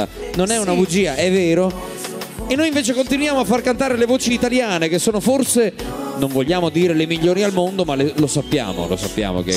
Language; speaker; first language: Italian; native; Italian